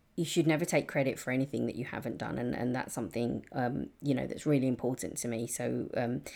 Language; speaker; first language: English; native; English